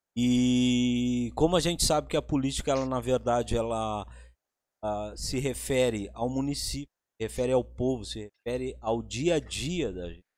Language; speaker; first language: Portuguese; native; Portuguese